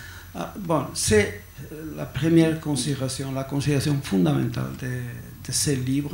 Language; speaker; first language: French; non-native, learner; Basque